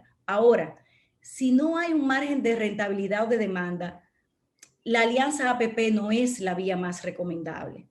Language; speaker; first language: Spanish; native; Spanish